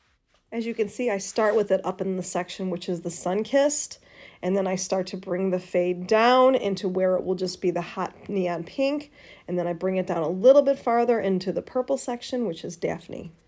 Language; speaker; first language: English; native; English